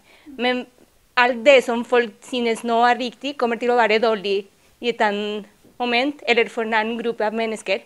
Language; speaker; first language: Norwegian; non-native, fluent; Spanish